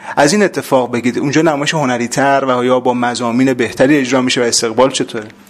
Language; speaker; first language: Persian; native; Persian